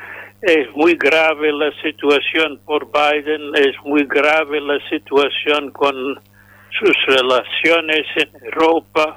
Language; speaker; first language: Spanish; non-native, fluent; English